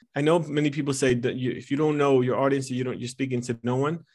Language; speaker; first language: English; early bilingual, other home language; Italian